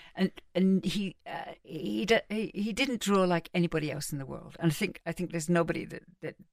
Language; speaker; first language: English; native; English